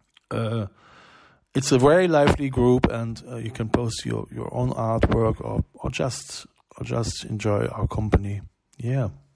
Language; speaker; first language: English; non-native, fluent; German